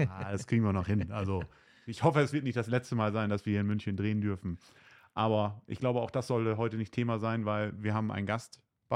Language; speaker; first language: German; native; German